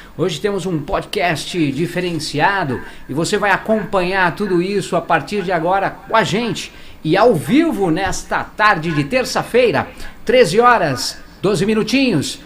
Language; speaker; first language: Portuguese; native; Portuguese